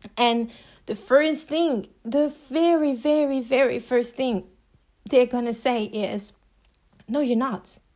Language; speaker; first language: English; non-native, fluent; French